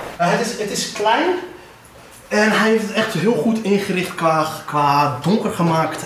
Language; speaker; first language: Dutch; early bilingual, other home language; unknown